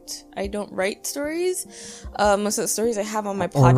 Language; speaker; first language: English; native; English